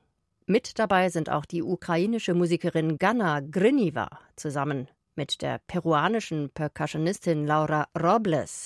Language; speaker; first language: German; native; German